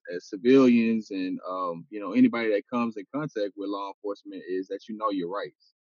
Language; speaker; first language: English; native; English